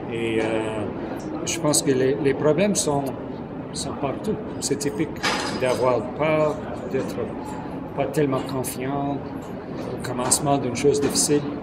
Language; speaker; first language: French; non-native, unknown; English